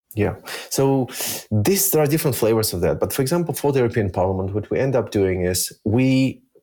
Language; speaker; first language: English; early bilingual, other home language; Russian